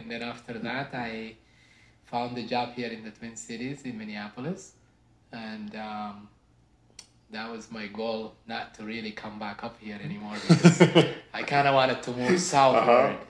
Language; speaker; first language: English; non-native, fluent; Arabic